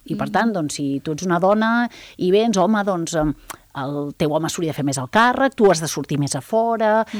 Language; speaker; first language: Catalan; native; Catalan